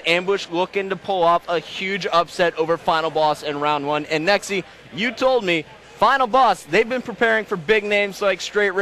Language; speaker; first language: English; native; English